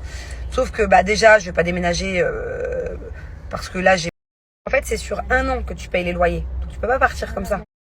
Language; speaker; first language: French; native; French